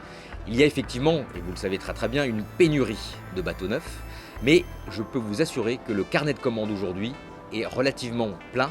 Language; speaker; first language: French; native; French